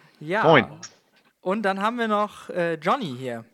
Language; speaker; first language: German; native; German